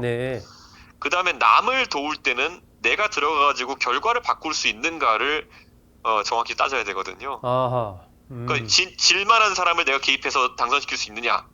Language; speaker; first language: Korean; native; Korean